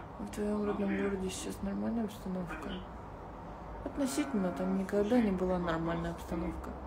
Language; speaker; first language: Russian; native; Russian